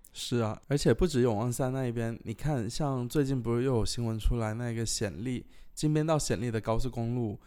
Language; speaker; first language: Chinese; early bilingual, heritage; Chinese